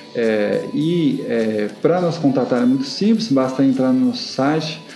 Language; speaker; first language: Portuguese; non-native, fluent; French